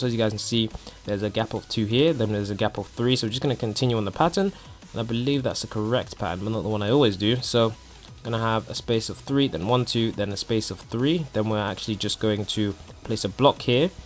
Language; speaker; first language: English; native; English